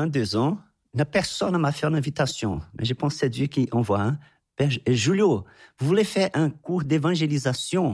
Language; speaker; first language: French; non-native, fluent; Portuguese